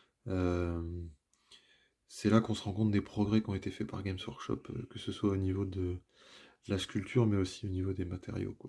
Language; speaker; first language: French; native; French